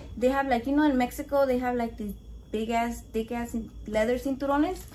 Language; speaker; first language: English; early bilingual, other home language; Spanish